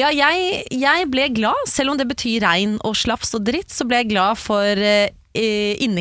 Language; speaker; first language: Norwegian; native; Norwegian